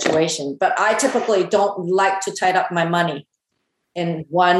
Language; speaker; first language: English; non-native, fluent; Chinese